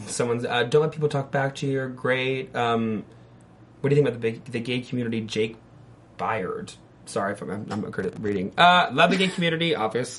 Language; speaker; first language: English; native; English